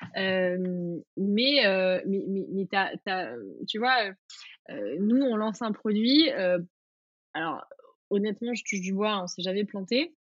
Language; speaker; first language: French; native; French